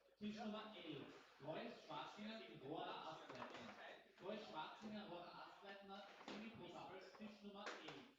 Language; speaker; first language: German; native; German